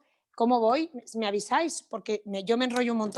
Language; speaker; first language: Spanish; native; Spanish